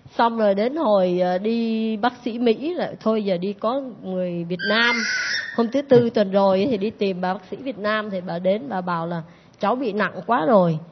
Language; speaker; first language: Vietnamese; native; Vietnamese